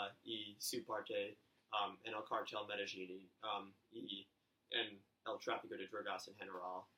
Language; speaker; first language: Spanish; non-native, learner; English